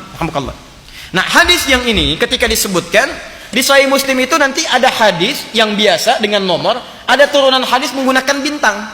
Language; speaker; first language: Indonesian; native; Indonesian